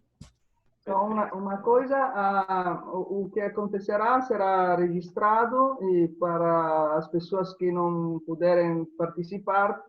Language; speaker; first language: Portuguese; non-native, fluent; Italian